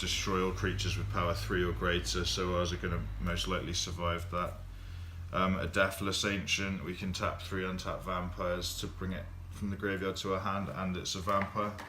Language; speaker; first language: English; native; English